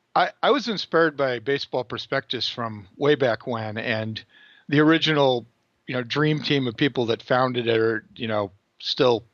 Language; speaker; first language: English; native; English